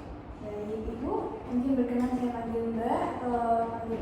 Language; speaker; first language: Indonesian; native; Indonesian